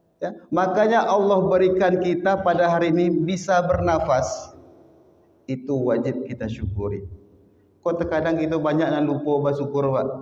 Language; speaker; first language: Malay; non-native, local second language; Minangkabau